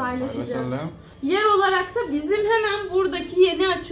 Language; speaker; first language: Turkish; native; Turkish